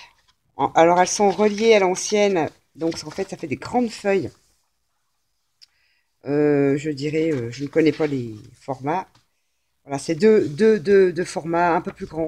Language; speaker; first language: French; native; French